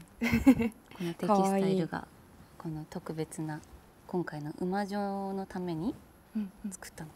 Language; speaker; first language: Japanese; native; Japanese